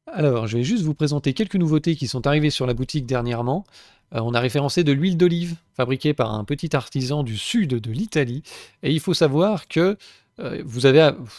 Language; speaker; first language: French; native; French